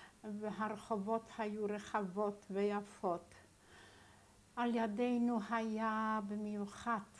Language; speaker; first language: Hebrew; non-native, fluent; Yiddish